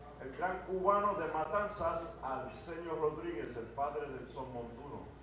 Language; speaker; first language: Spanish; early bilingual, heritage; Spanish